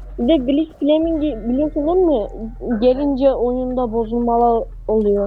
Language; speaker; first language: Turkish; native; Turkish